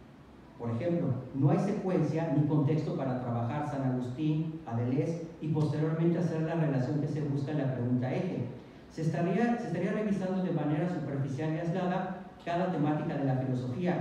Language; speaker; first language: Spanish; native; Spanish